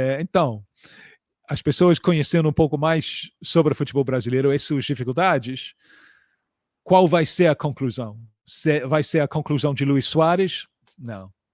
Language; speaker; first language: Portuguese; non-native, fluent; English